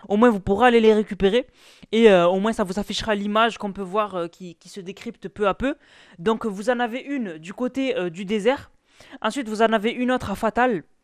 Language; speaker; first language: French; native; French